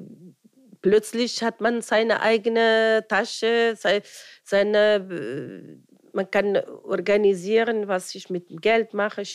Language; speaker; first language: German; non-native, fluent; Arabic